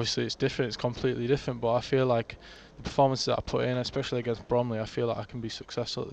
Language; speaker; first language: English; native; English